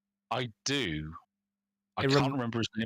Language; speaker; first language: English; native; English